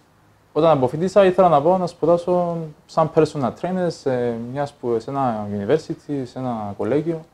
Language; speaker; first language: Greek; early bilingual, other home language; Persian